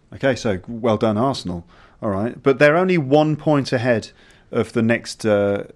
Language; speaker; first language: English; native; English